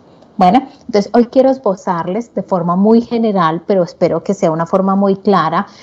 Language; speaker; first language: Spanish; native; Spanish